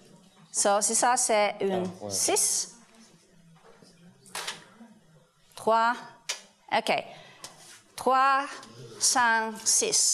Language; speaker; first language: French; non-native, learner; Italian